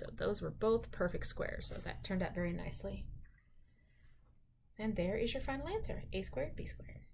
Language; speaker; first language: English; native; English